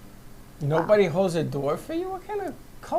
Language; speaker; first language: English; native; English